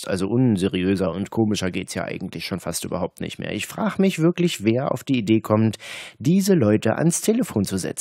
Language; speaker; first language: German; native; German